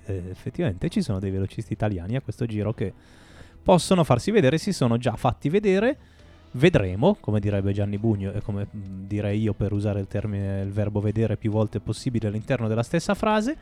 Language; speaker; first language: Italian; native; Italian